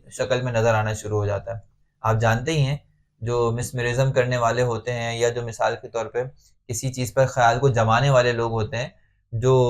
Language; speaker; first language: Urdu; native; Urdu